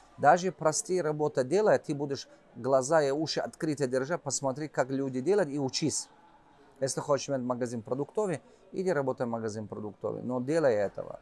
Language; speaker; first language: Russian; non-native, local second language; Tajik